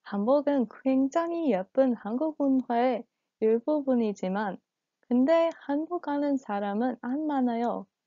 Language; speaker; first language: Korean; non-native, learner; English